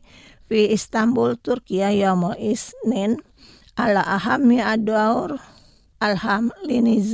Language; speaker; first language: Arabic; non-native, fluent; Indonesian